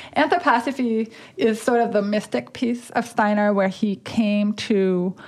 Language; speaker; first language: English; native; English